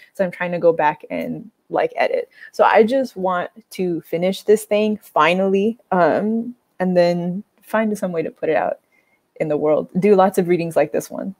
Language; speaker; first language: English; native; English